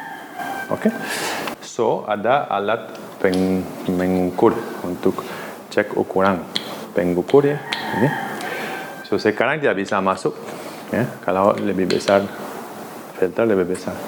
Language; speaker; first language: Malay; non-native, learner; Dutch